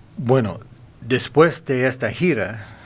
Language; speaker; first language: Spanish; non-native, fluent; English